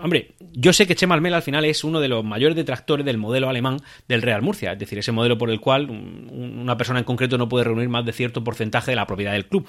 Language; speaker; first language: Spanish; native; Spanish